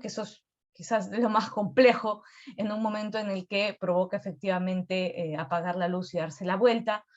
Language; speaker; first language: Spanish; native; Spanish